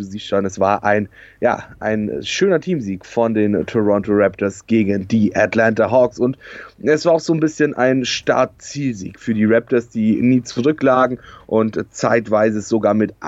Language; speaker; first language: German; native; German